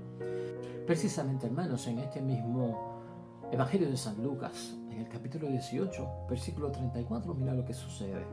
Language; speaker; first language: Spanish; native; Spanish